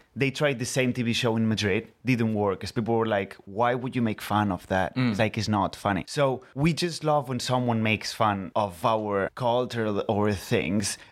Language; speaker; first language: English; non-native, fluent; Spanish